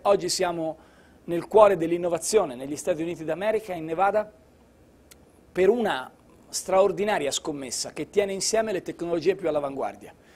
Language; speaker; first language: Italian; native; Italian